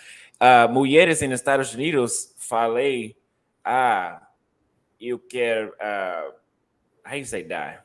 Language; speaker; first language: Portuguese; non-native, learner; English